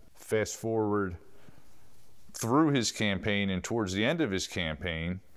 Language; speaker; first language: English; native; English